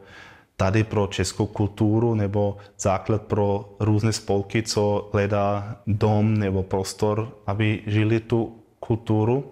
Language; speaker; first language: Czech; non-native, learner; German